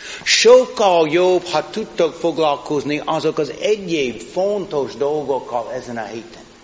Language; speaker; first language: Hungarian; non-native, fluent; English